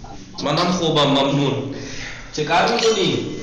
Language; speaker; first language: Persian; non-native, fluent; Urdu